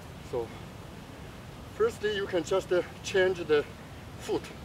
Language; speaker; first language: English; non-native, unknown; Chinese